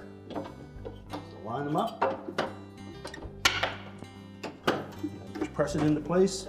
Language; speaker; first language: English; native; English